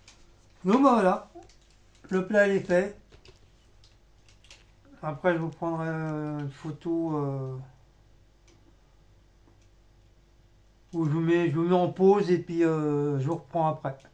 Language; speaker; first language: French; native; French